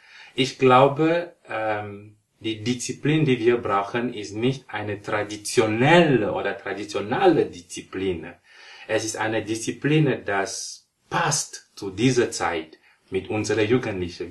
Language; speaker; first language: German; non-native, fluent; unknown